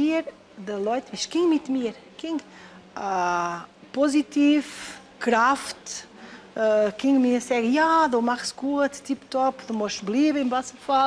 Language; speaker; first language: German; non-native, learner; Portuguese